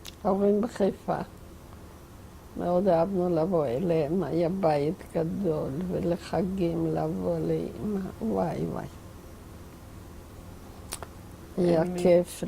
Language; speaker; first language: Hebrew; non-native, fluent; Yiddish